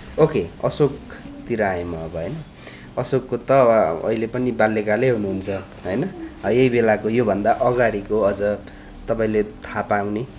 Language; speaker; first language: Nepali; native; Nepali